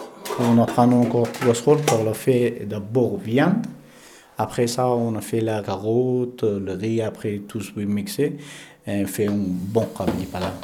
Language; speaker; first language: French; non-native, learner; Pashto